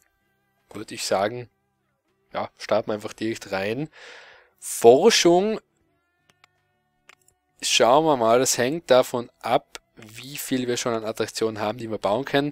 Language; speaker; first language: German; native; German